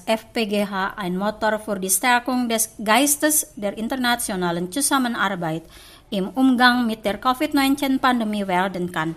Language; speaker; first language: German; non-native, fluent; Indonesian